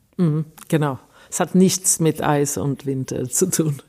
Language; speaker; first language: German; non-native, fluent; Swedish